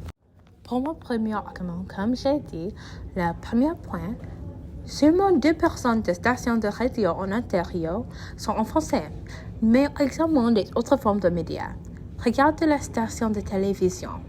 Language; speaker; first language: French; non-native, learner; English